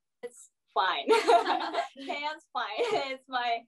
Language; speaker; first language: English; non-native, learner; Korean